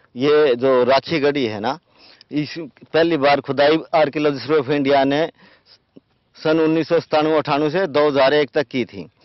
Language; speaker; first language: Hindi; native; Hindi